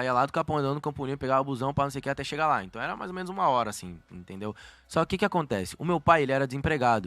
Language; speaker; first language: Portuguese; native; Portuguese